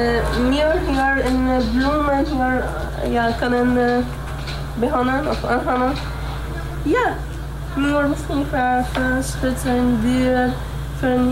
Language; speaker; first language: Dutch; non-native, learner; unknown